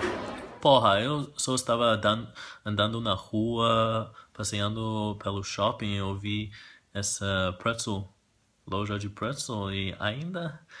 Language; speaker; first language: Portuguese; non-native, learner; Spanish